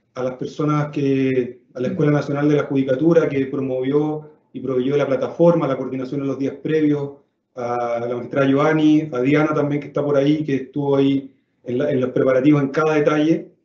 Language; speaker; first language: Spanish; native; Spanish